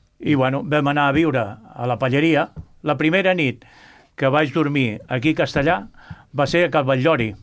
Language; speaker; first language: Catalan; non-native, local second language; Spanish